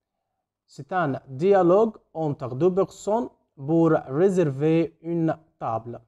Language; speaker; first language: French; non-native, fluent; Arabic